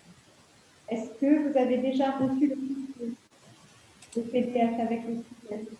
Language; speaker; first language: French; non-native, fluent; Portuguese